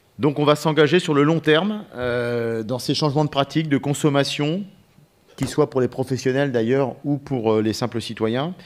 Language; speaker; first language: French; native; French